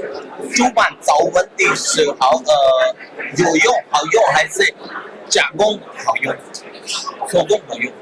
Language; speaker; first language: Chinese; non-native, learner; Hindi